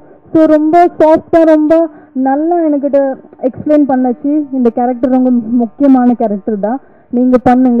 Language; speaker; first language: Tamil; non-native, learner; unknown